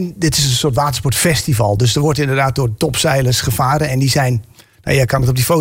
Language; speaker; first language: Dutch; native; Dutch